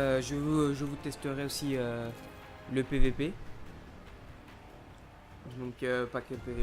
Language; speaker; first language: French; native; French